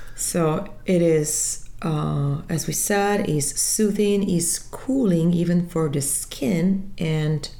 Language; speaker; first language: English; non-native, fluent; Italian